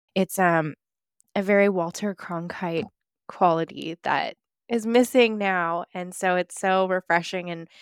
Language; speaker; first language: English; early bilingual, other home language; Filipino